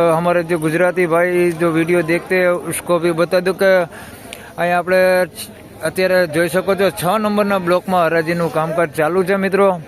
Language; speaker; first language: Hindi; non-native, local second language; Gujarati